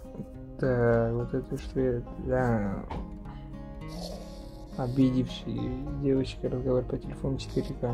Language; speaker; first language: Russian; non-native, local second language; Kazakh